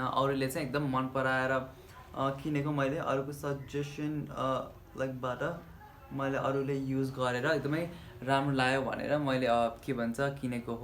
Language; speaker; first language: Nepali; native; Nepali